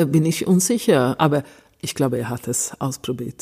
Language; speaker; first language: German; non-native, fluent; Swedish